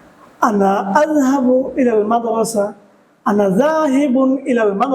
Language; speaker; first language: Arabic; non-native, fluent; Bangla